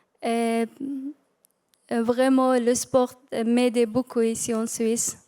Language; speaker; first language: French; non-native, learner; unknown